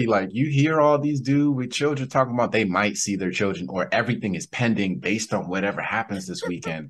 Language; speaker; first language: English; native; English